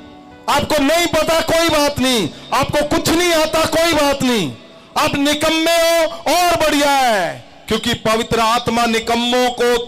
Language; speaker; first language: Hindi; non-native, local second language; Punjabi